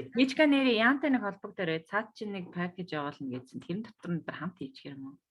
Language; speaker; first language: Mongolian; native; Mongolian